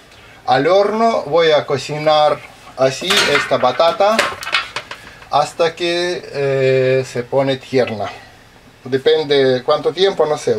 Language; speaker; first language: Spanish; non-native, fluent; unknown